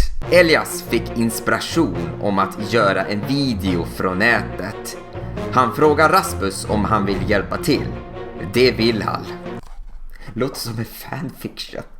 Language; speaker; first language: Swedish; native; Swedish